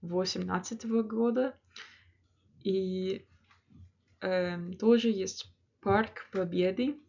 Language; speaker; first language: Russian; non-native, learner; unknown